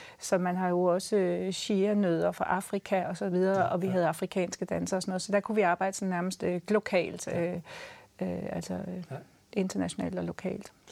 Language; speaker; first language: Danish; native; Danish